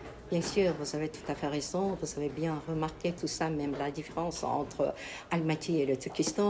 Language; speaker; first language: French; non-native, fluent; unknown